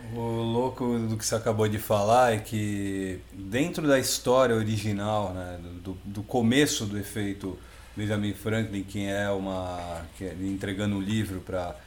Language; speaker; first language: Portuguese; native; Portuguese